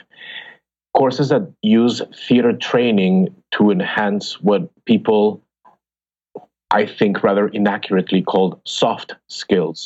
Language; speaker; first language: English; non-native, fluent; Spanish